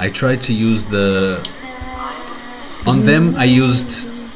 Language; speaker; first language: English; non-native, fluent; Portuguese